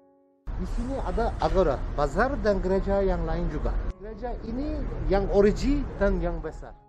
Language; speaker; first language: Indonesian; non-native, learner; Turkish